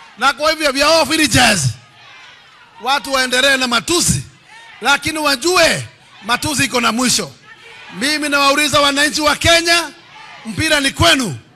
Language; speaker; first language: Swahili; non-native, local second language; Kikuyu